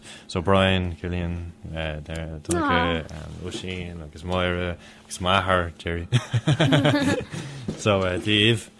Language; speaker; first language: Irish; non-native, local second language; English